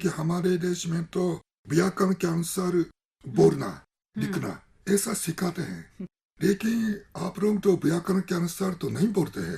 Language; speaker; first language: Hindi; non-native, fluent; Japanese